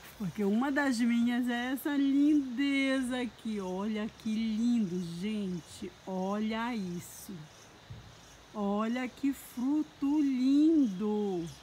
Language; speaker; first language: Portuguese; native; Portuguese